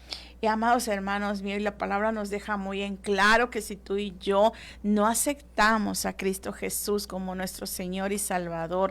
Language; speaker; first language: Spanish; native; Spanish